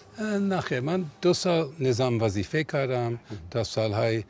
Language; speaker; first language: Persian; non-native, fluent; English